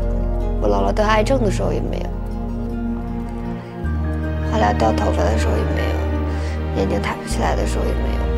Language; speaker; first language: Chinese; native; Chinese